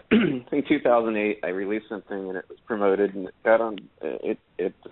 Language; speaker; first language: English; native; English